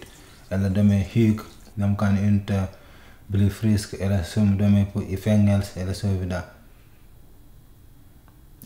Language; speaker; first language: Swedish; non-native, learner; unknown